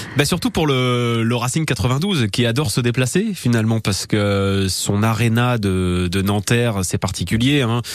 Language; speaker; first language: French; native; French